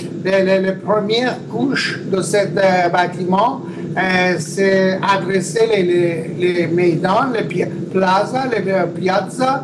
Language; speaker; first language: French; non-native, learner; Persian